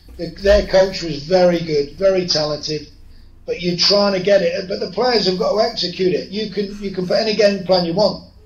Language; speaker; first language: English; native; English